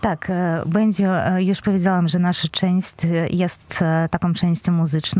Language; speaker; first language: Polish; non-native, fluent; Belarusian